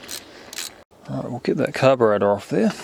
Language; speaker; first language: English; native; English